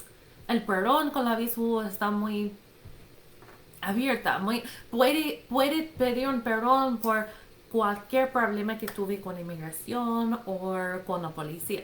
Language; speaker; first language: Spanish; non-native, fluent; English